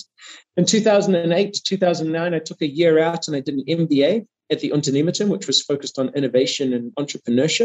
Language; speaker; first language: English; native; English